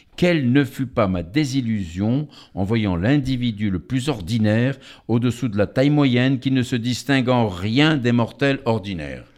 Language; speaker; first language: French; native; French